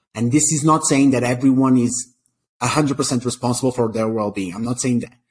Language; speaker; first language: English; non-native, fluent; Portuguese